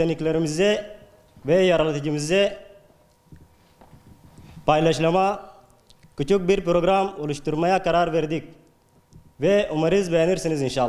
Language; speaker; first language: Turkish; non-native, learner; Arabic